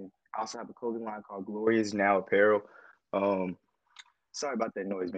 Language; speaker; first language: English; native; English